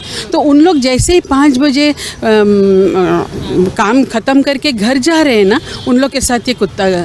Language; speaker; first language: Hindi; non-native, local second language; Marathi